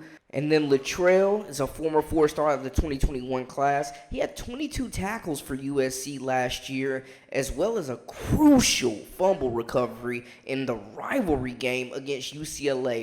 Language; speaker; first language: English; native; English